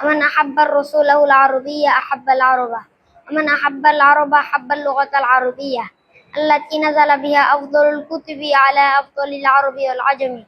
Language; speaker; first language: Arabic; non-native, learner; Bangla